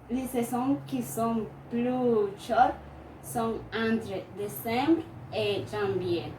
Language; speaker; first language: French; non-native, learner; Spanish